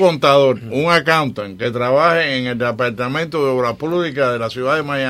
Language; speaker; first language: Spanish; native; Spanish